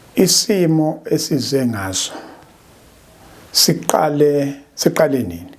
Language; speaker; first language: Zulu; native; Zulu